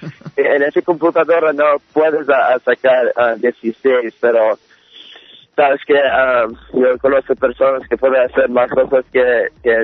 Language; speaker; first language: Spanish; early bilingual, heritage; English